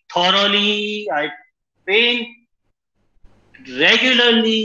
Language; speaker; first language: Hindi; native; Hindi